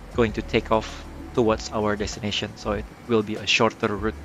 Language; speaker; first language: English; non-native, fluent; Indonesian